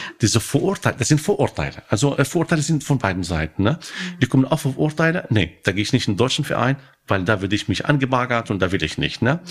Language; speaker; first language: German; non-native, fluent; Arabic